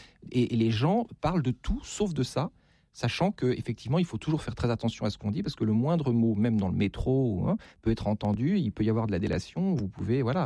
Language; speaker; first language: French; native; French